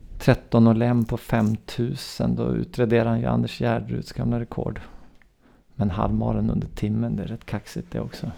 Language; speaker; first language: Swedish; native; Swedish